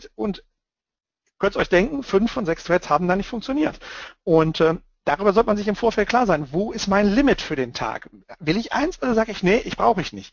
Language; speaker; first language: German; native; German